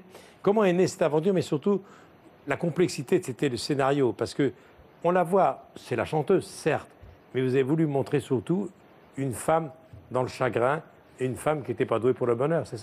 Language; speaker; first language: French; native; French